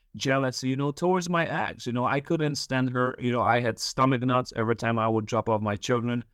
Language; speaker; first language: English; early bilingual, other home language; Polish